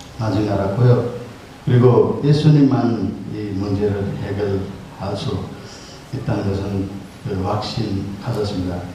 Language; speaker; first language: Korean; non-native, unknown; Nepali